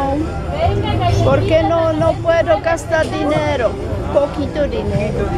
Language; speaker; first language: Spanish; non-native, learner; Czech